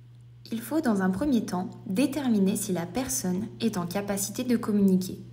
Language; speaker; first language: French; native; French